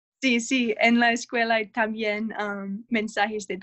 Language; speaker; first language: Spanish; non-native, learner; English